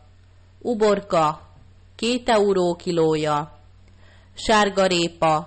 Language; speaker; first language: Hungarian; native; Hungarian